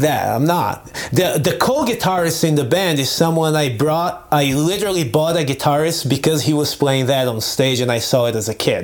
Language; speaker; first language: English; non-native, fluent; Portuguese